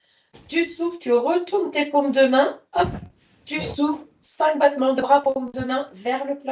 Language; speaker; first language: French; native; French